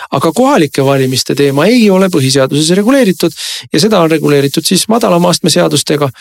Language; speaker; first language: Estonian; native; Estonian